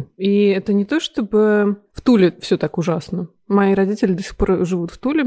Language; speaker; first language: Russian; native; Russian